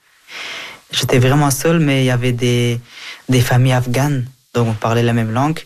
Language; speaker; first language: French; early bilingual, other home language; Persian